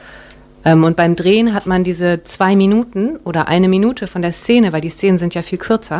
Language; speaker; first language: German; early bilingual, other home language; Japanese